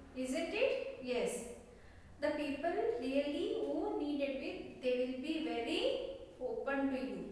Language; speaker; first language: English; non-native, local second language; Kannada